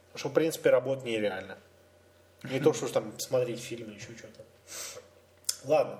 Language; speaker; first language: Russian; native; Russian